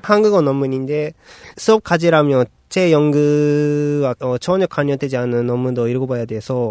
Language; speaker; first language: Korean; non-native, fluent; Japanese